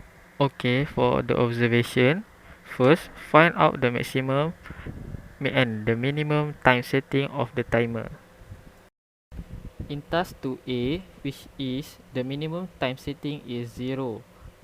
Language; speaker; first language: English; non-native, local second language; Malay